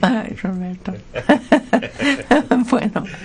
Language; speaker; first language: Spanish; non-native, fluent; English